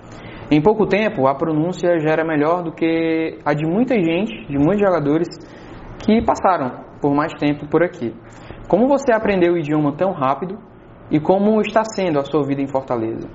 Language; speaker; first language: Portuguese; native; Portuguese